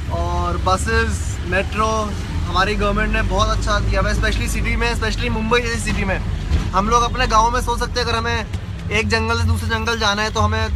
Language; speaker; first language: Hindi; native; Hindi